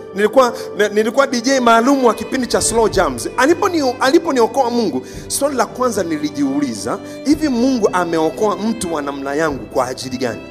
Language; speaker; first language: Swahili; non-native, local second language; Masai